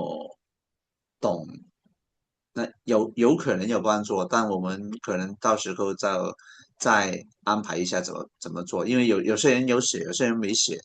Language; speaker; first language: Chinese; non-native, local second language; Cantonese